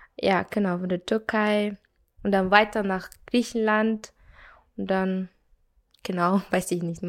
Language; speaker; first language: German; non-native, learner; Arabic